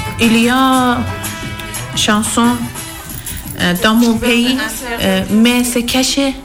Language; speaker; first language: French; non-native, learner; Persian